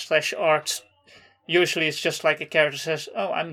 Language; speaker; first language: English; non-native, fluent; Dutch